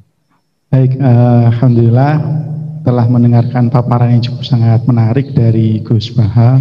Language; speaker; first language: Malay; non-native, local second language; Javanese